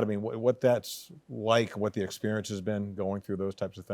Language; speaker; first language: English; native; English